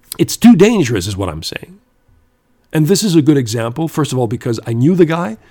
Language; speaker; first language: English; non-native, fluent; German